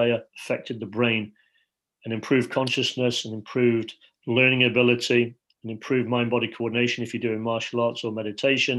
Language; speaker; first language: English; native; English